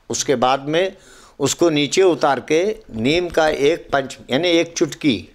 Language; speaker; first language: Urdu; native; Urdu